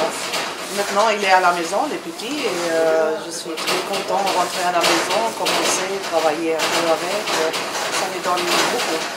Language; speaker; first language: French; non-native, learner; German